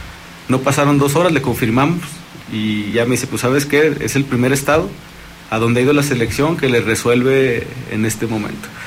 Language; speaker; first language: Spanish; native; Spanish